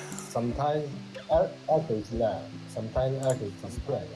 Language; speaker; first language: English; non-native, learner; Vietnamese